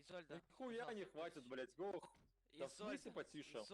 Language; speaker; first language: Russian; native; Russian